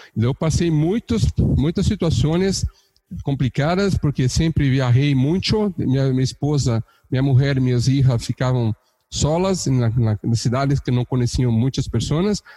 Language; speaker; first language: Portuguese; native; Portuguese